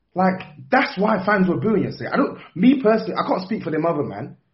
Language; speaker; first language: English; native; English